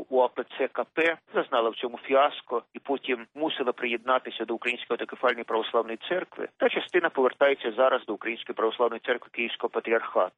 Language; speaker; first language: Ukrainian; native; Ukrainian